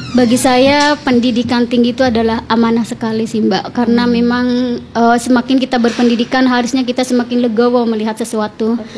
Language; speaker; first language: Indonesian; non-native, local second language; Madurese